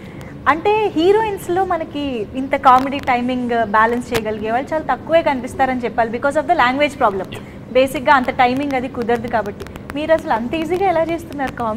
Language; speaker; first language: Telugu; native; Telugu